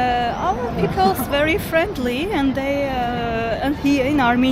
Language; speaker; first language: English; non-native, learner; Armenian